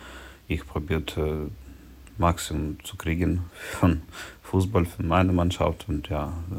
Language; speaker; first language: German; non-native, learner; Ukrainian